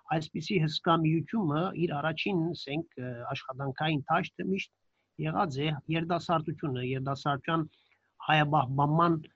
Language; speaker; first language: Armenian; early bilingual, heritage; Armenian